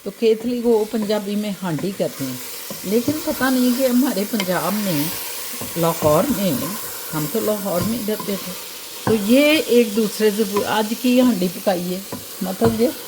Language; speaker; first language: Urdu; non-native, local second language; Punjabi